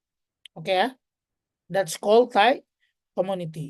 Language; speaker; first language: English; non-native, fluent; Indonesian